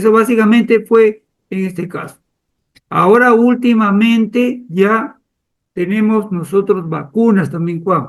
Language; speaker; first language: Spanish; native; Spanish